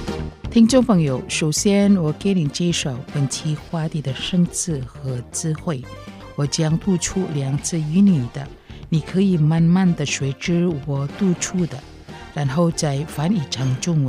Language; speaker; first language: Chinese; non-native, fluent; Indonesian